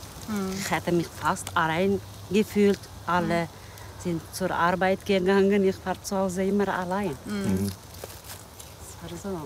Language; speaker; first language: German; non-native, learner; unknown